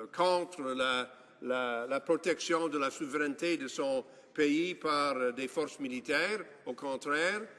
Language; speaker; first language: French; non-native, local second language; English